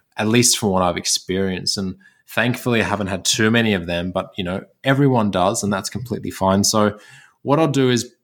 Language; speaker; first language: English; native; English